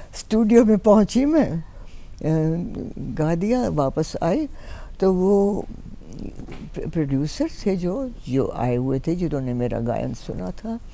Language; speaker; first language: Hindi; native; Hindi